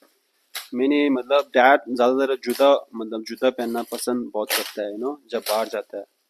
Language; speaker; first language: Hindi; non-native, local second language; Tibetan